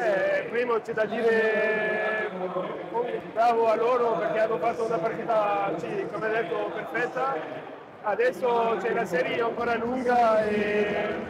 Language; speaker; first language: Italian; non-native, fluent; French